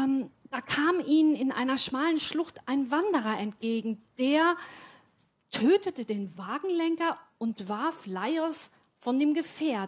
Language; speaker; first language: German; native; German